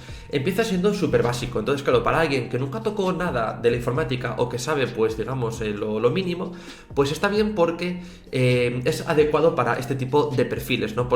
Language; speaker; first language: Spanish; native; Spanish